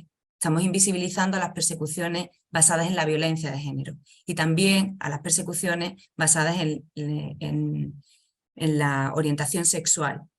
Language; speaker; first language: Spanish; native; Spanish